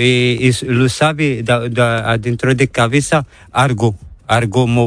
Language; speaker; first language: Spanish; non-native, learner; Arabic